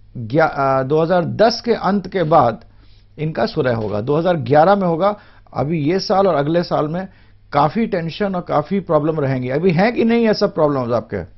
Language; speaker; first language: Hindi; native; Hindi